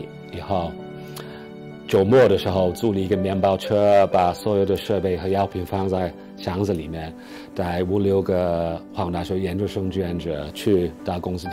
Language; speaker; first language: Chinese; non-native, fluent; English